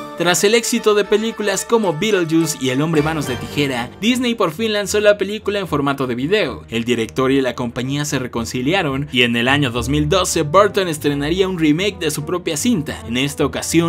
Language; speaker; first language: Spanish; native; Spanish